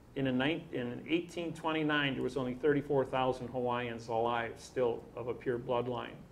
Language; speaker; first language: English; native; English